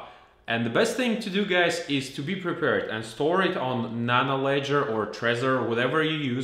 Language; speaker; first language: English; non-native, fluent; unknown